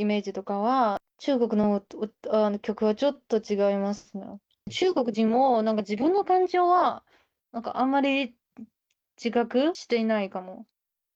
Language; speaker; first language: Japanese; non-native, fluent; Chinese